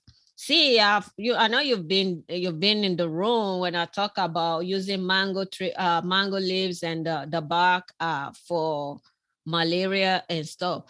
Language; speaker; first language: English; non-native, local second language; Yoruba